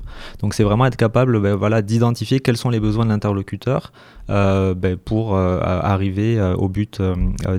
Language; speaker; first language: French; native; French